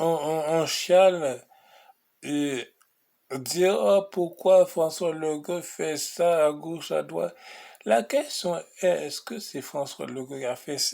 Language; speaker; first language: French; non-native, local second language; Haitian Creole